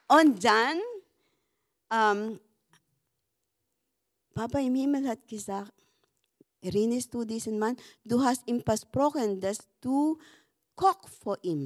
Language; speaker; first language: German; non-native, learner; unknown